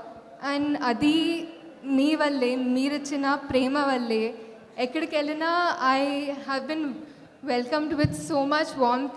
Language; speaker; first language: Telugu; non-native, fluent; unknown